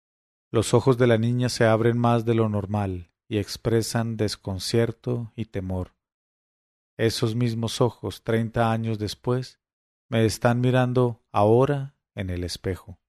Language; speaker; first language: Spanish; native; Spanish